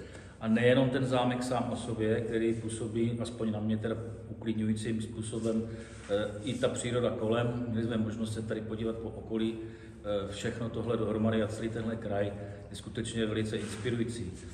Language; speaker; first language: Czech; native; Czech